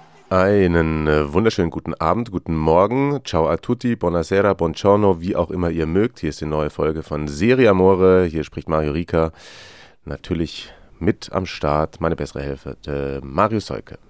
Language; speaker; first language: German; native; German